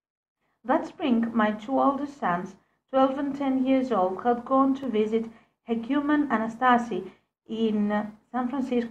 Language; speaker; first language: English; non-native, fluent; Greek